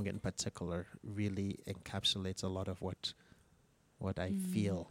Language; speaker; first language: English; non-native, local second language; Igbo